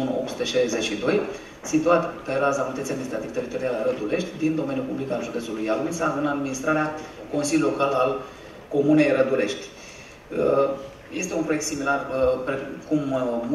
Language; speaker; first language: Romanian; native; Romanian